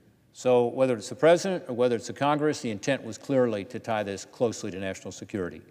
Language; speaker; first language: English; native; English